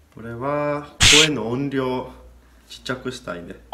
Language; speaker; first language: Japanese; non-native, fluent; Italian